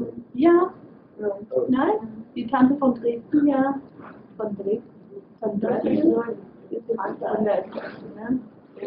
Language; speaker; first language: German; non-native, learner; English